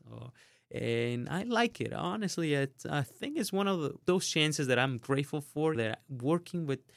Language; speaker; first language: English; non-native, fluent; Spanish